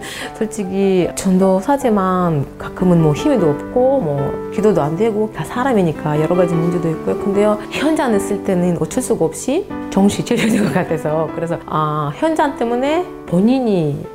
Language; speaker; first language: Korean; non-native, fluent; Russian